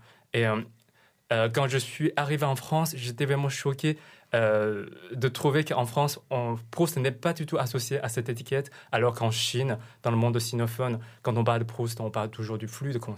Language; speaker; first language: French; non-native, fluent; Chinese